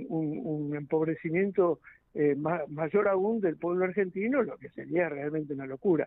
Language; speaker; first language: Spanish; native; Spanish